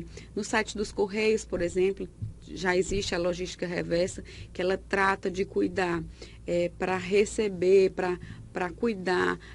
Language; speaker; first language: Portuguese; native; Portuguese